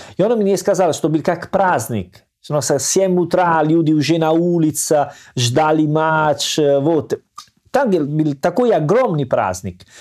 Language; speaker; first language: Russian; non-native, fluent; Italian